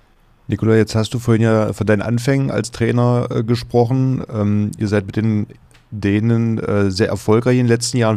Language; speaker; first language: German; native; German